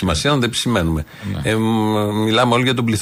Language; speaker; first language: Greek; native; Greek